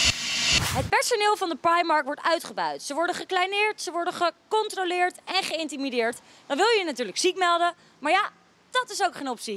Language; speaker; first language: Dutch; native; Dutch